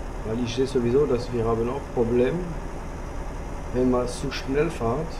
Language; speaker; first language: German; non-native, fluent; French